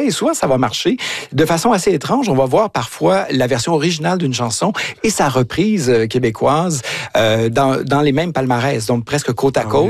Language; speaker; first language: French; native; French